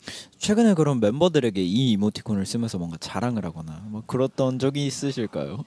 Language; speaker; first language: Korean; native; Korean